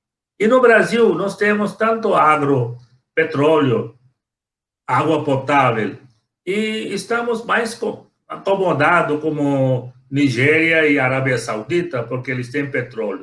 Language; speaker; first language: Portuguese; non-native, fluent; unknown